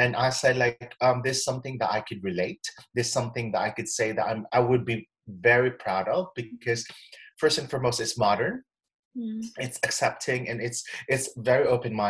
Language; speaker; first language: English; non-native, local second language; Cebuano